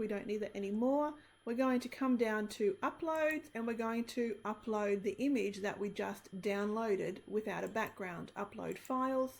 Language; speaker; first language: English; native; English